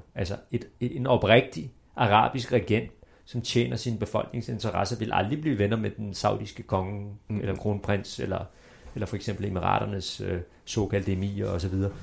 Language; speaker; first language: Danish; early bilingual, other home language; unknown